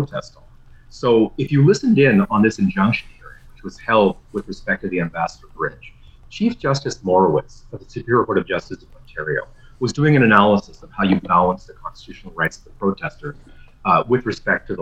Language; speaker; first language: English; native; English